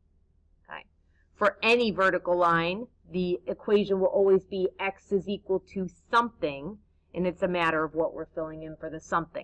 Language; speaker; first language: English; native; English